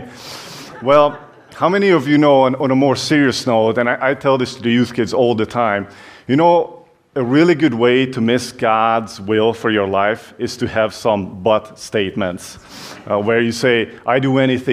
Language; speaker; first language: English; non-native, fluent; Hungarian